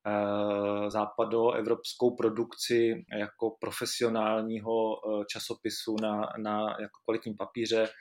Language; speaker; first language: Czech; native; Czech